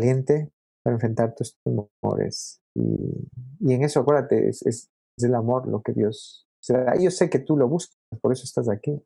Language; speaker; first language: Spanish; native; Spanish